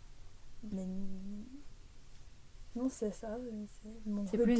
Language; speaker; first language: French; early bilingual, heritage; English